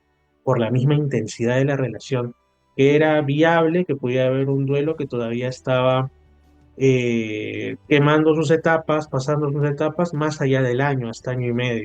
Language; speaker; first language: Spanish; native; Spanish